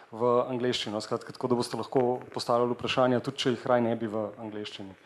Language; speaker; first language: Slovenian; native; Slovenian